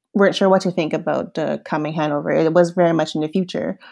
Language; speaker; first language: English; early bilingual, other home language; Cantonese